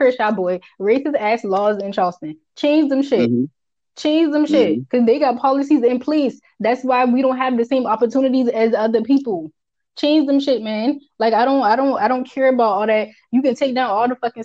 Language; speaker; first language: English; early bilingual, other home language; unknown